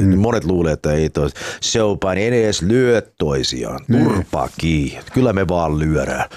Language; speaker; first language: Finnish; early bilingual, heritage; Finnish